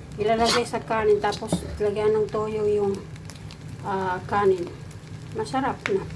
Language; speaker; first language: Filipino; non-native, local second language; Maguindanaon